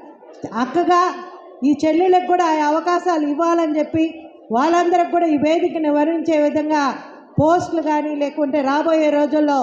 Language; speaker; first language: Telugu; native; Telugu